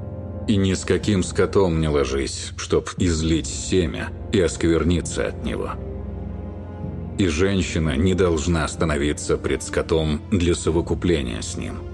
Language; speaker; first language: Russian; native; Russian